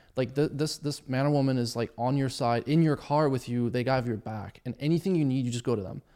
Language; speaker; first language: English; early bilingual, other home language; German